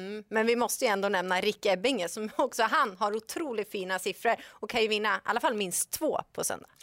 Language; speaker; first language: Swedish; native; Swedish